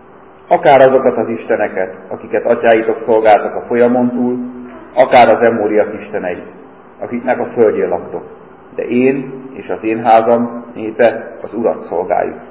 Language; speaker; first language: Hungarian; native; Hungarian